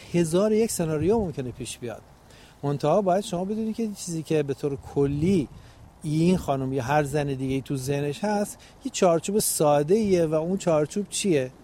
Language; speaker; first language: Persian; native; Persian